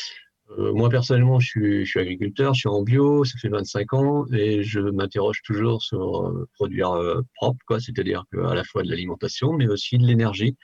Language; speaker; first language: French; native; French